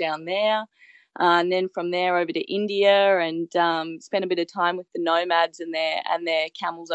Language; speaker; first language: English; native; English